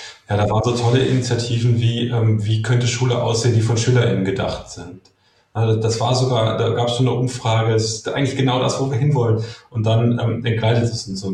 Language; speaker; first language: German; native; German